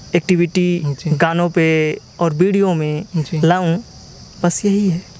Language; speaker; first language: Hindi; native; Hindi